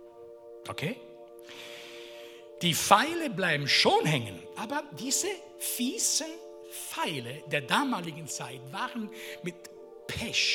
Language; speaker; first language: German; non-native, fluent; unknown